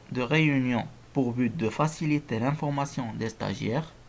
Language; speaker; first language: French; non-native, local second language; Arabic